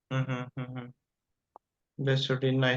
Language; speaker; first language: English; non-native, fluent; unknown